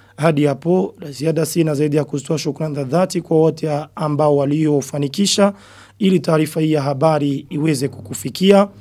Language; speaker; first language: Swahili; non-native, local second language; Rundi